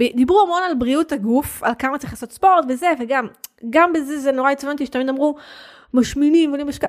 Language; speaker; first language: Hebrew; native; Hebrew